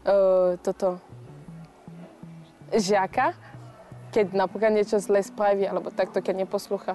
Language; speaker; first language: Slovak; non-native, fluent; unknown